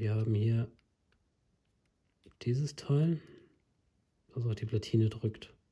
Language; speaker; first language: German; native; German